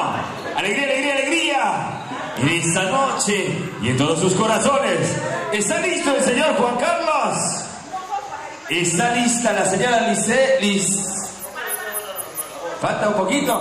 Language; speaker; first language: Spanish; native; Spanish